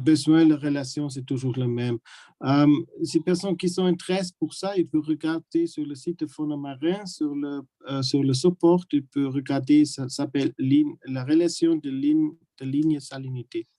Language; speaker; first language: French; non-native, learner; German